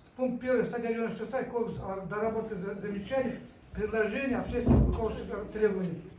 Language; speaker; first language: Russian; non-native, local second language; Kazakh